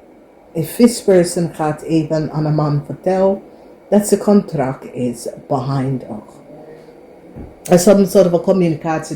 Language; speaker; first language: Dutch; non-native, fluent; English